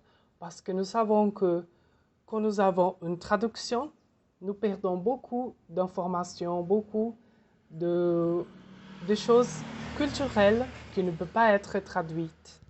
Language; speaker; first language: French; non-native, fluent; Portuguese